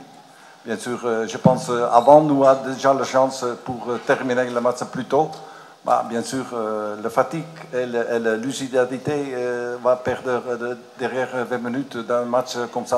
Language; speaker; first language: French; non-native, learner; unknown